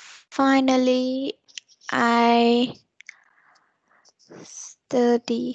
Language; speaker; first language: English; non-native, learner; Vietnamese